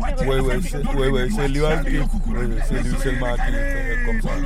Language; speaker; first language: French; non-native, local second language; Wolof